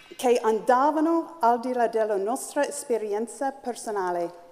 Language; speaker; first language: Italian; non-native, learner; English